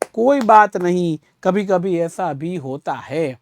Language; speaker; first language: Hindi; non-native, local second language; Gujarati